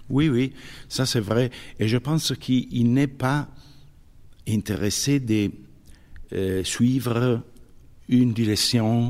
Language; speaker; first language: French; non-native, fluent; Italian